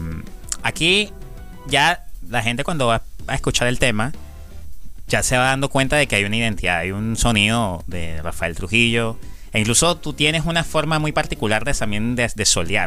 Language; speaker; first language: Spanish; native; Spanish